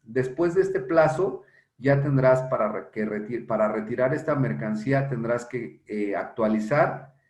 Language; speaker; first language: Spanish; native; Spanish